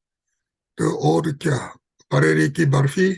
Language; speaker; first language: Hindi; non-native, fluent; Japanese